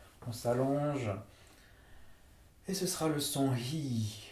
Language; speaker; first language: French; native; French